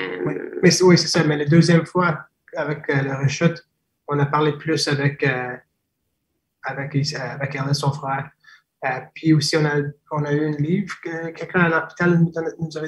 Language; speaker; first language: French; non-native, fluent; English